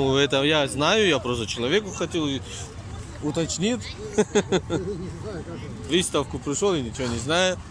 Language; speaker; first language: Russian; non-native, local second language; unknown